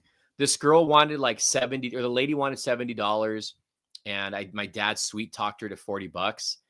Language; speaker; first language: English; native; English